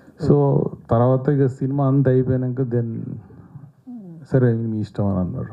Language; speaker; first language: Telugu; native; Telugu